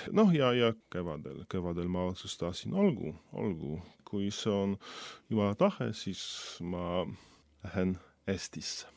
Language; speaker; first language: Estonian; non-native, fluent; Polish